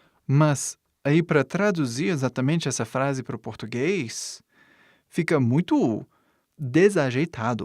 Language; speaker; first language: Portuguese; non-native, fluent; English